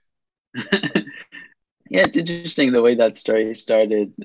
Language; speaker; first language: English; non-native, fluent; Hebrew